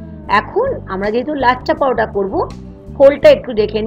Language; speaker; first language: Bangla; native; Bangla